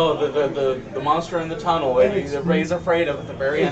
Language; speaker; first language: English; native; English